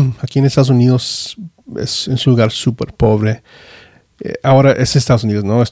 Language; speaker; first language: Spanish; early bilingual, heritage; Spanish